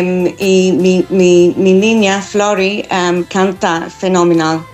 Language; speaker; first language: Spanish; non-native, learner; English